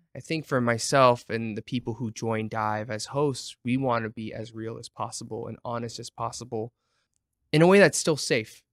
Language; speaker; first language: English; native; English